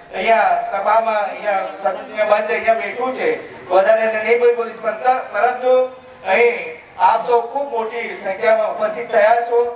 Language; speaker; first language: Gujarati; non-native, local second language; Kukna